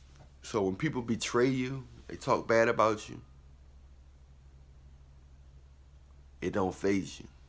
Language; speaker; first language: English; native; English